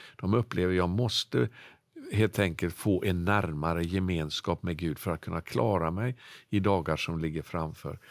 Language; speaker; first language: Swedish; native; Swedish